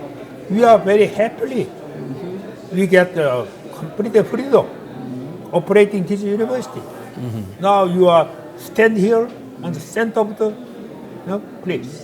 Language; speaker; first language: English; non-native, learner; Korean